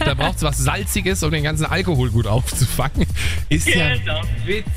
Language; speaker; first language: German; native; German